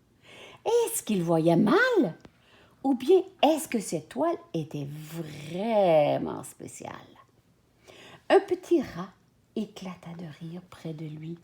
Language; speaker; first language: French; native; French